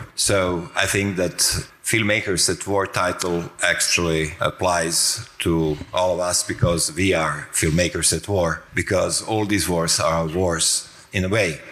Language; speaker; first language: English; non-native, fluent; Croatian